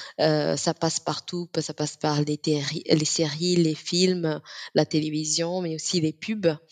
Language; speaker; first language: French; non-native, fluent; Italian